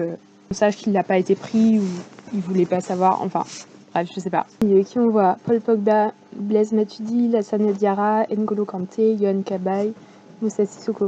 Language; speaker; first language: French; native; French